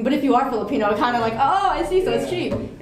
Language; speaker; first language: English; native; English